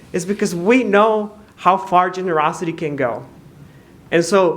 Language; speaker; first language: English; non-native, fluent; Spanish